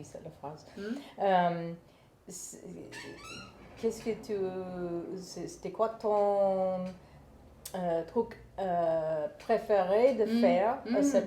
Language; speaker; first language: French; non-native, learner; English